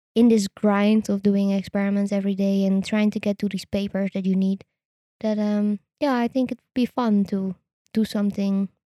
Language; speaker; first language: English; non-native, fluent; Dutch